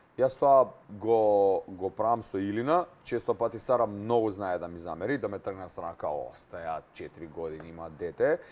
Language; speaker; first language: Macedonian; native; Macedonian